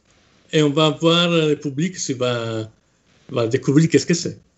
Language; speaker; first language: French; non-native, fluent; Italian